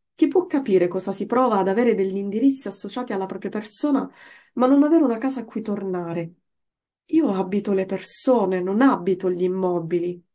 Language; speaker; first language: Italian; non-native, fluent; Persian